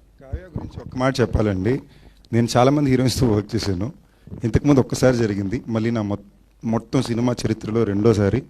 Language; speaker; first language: Telugu; native; Telugu